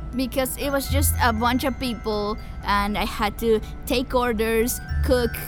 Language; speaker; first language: English; early bilingual, other home language; Spanish